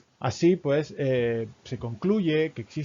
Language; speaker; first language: Spanish; native; Spanish